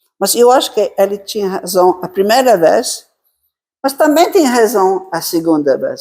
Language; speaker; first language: Portuguese; non-native, fluent; Italian